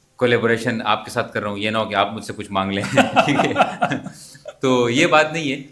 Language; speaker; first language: Urdu; non-native, local second language; Pashto